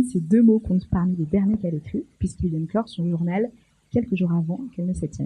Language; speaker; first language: French; native; French